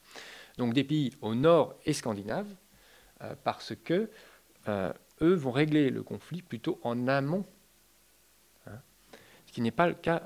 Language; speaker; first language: French; native; French